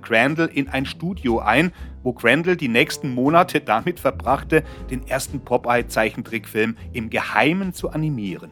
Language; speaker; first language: German; native; German